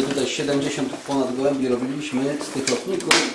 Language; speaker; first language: Polish; native; Polish